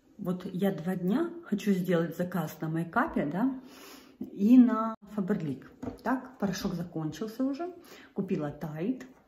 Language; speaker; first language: Russian; native; Russian